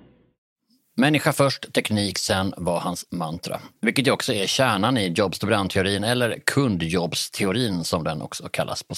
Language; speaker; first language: Swedish; native; Swedish